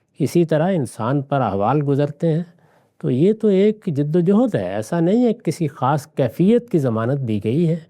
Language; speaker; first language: Urdu; non-native, local second language; Punjabi